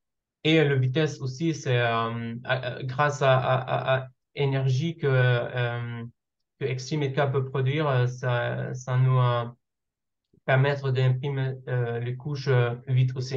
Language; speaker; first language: French; non-native, learner; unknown